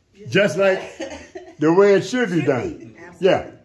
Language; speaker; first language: English; native; English